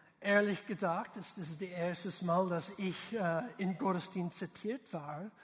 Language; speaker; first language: German; non-native, fluent; English